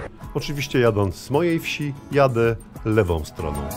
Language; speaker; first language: Polish; native; Polish